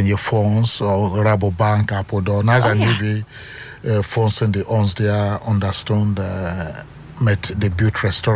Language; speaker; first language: Dutch; non-native, learner; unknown